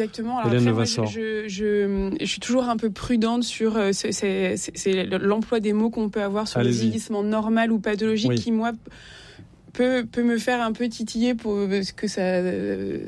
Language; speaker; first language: French; native; French